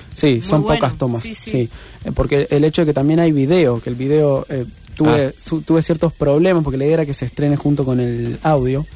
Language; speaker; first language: Spanish; native; Spanish